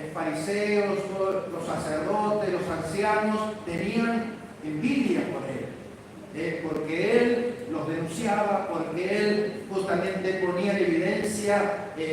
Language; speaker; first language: Spanish; native; Spanish